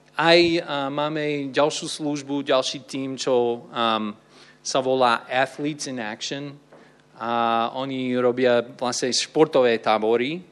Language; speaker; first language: Slovak; non-native, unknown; English